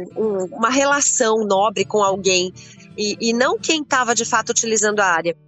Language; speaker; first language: Portuguese; native; Portuguese